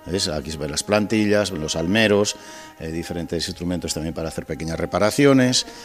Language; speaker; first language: Spanish; native; Spanish